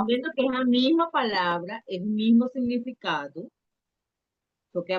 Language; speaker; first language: Spanish; non-native, learner; Portuguese